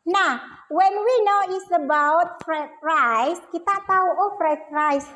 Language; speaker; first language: English; non-native, learner; Indonesian